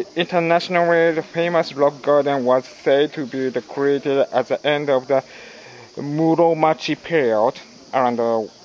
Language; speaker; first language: English; non-native, learner; Japanese